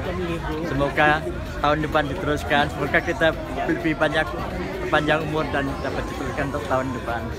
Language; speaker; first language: Indonesian; non-native, fluent; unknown